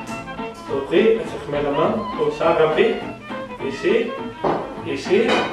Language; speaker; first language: French; non-native, learner; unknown